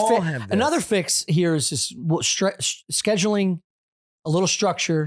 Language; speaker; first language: English; native; English